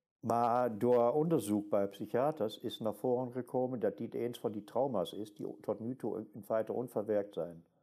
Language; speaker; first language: Dutch; non-native, fluent; German